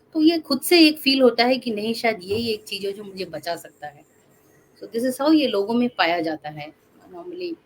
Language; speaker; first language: Hindi; non-native, local second language; Assamese